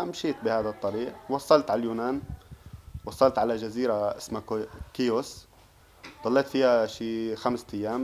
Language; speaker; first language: Arabic; native; Arabic